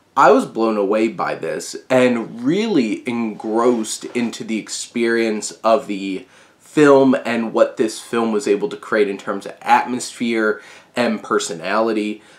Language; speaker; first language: English; native; English